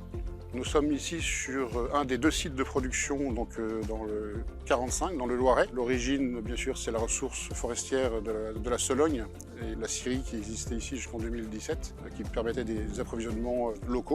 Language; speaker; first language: French; native; French